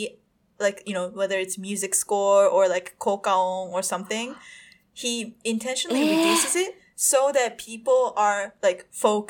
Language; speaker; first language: English; non-native, fluent; Japanese